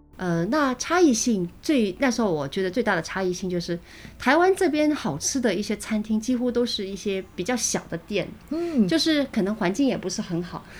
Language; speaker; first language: Chinese; native; Chinese